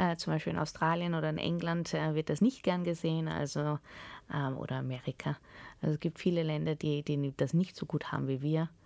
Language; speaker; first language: German; early bilingual, heritage; German